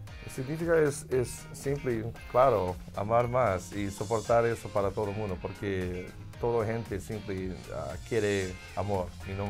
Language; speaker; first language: Spanish; non-native, learner; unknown